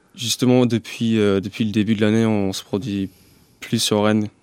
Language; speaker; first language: French; early bilingual, other home language; English